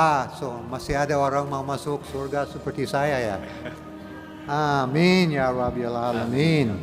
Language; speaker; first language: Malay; non-native, fluent; English